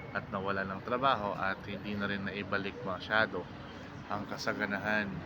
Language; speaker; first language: Filipino; native; Filipino